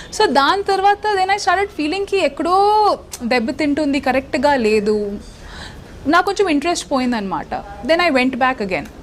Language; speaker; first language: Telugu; non-native, local second language; Odia